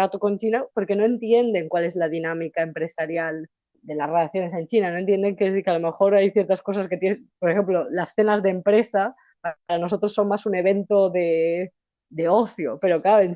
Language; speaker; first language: Spanish; native; Spanish